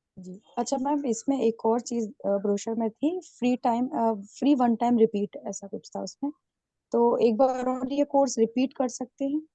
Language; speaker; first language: Hindi; native; Hindi